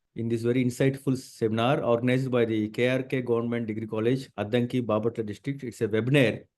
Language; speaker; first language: English; non-native, local second language; Telugu